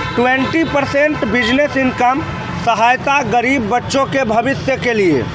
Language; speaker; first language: Hindi; native; Hindi